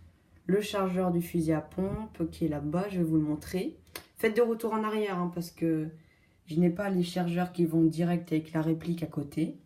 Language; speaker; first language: French; native; French